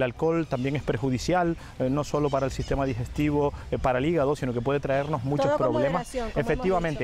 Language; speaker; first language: Spanish; native; Spanish